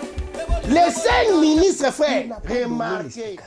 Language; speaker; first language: French; non-native, local second language; Lingala